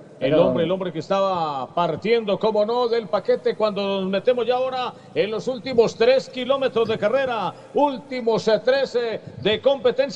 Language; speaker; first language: Spanish; native; Spanish